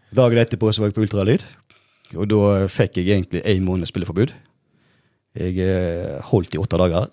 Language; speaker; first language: Norwegian; native; Norwegian